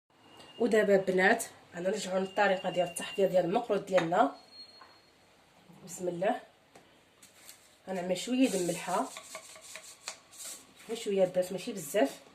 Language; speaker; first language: Arabic; native; Arabic